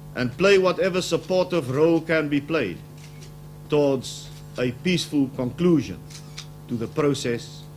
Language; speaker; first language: English; non-native, local second language; Afrikaans